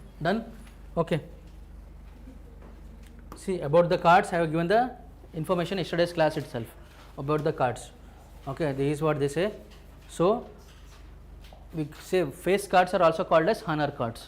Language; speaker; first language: English; non-native, local second language; Telugu